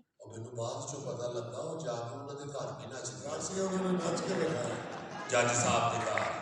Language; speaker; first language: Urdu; non-native, local second language; Punjabi